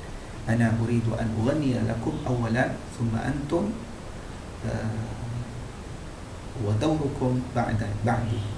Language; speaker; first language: Arabic; non-native, fluent; Indonesian